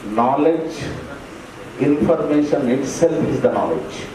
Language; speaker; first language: English; non-native, local second language; Hindi